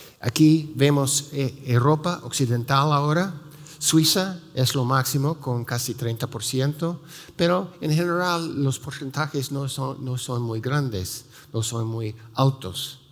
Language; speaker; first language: Spanish; non-native, fluent; English